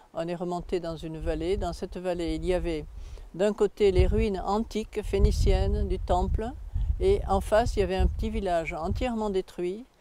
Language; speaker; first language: French; native; French